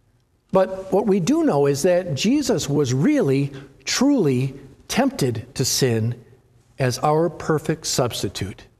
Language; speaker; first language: English; native; English